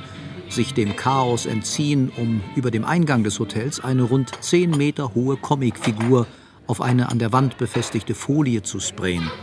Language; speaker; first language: German; native; German